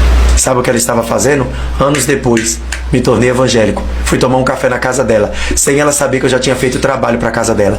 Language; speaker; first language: Portuguese; native; Portuguese